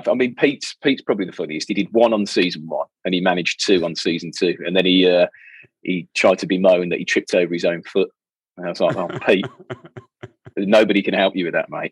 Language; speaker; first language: English; native; English